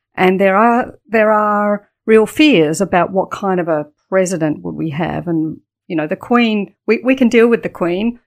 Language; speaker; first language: English; native; English